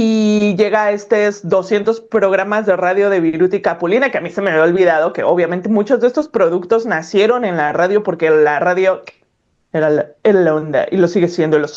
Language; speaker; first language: Spanish; native; Spanish